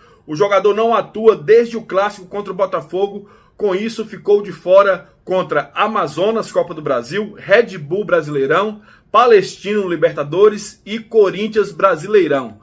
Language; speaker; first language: Portuguese; native; Portuguese